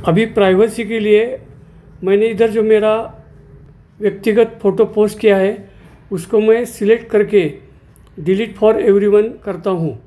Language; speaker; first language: Hindi; non-native, local second language; Marathi